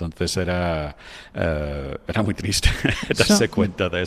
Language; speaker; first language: Spanish; non-native, fluent; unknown